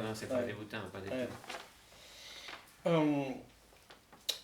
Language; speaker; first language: French; non-native, fluent; Spanish